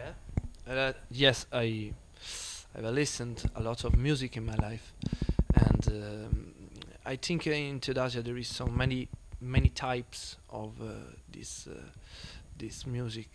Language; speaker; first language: English; non-native, learner; Italian